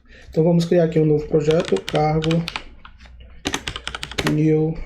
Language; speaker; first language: Portuguese; native; Portuguese